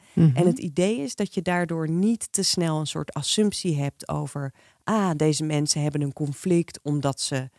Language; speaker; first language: Dutch; native; Dutch